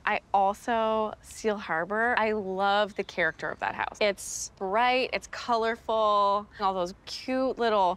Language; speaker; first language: English; native; English